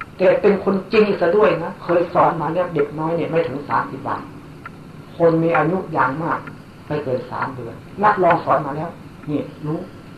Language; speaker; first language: Thai; native; Thai